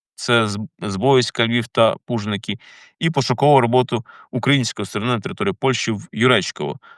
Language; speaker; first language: Ukrainian; native; Ukrainian